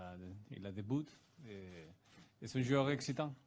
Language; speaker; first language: French; non-native, fluent; Spanish